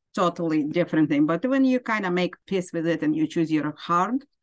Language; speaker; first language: English; non-native, fluent; Ukrainian